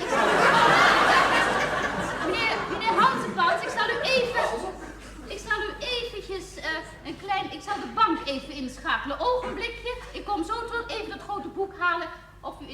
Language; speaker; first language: Dutch; native; Dutch